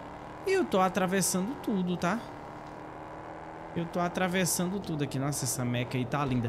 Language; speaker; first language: Portuguese; native; Portuguese